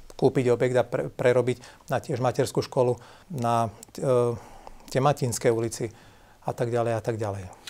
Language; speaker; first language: Slovak; native; Slovak